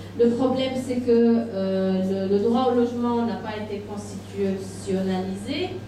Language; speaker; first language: French; non-native, local second language; Arabic